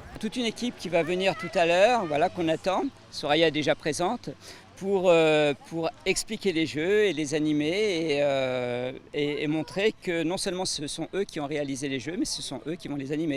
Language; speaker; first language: French; native; French